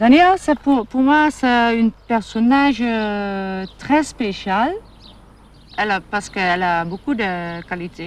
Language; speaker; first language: French; non-native, fluent; German